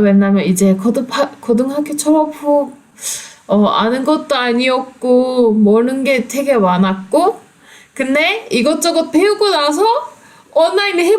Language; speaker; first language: Korean; non-native, fluent; Turkish